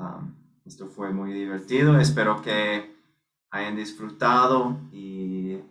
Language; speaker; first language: Spanish; non-native, fluent; English